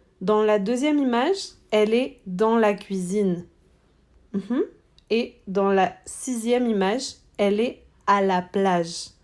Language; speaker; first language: French; non-native, fluent; Spanish